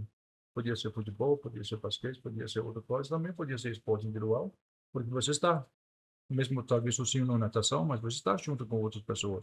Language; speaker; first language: Portuguese; non-native, fluent; Danish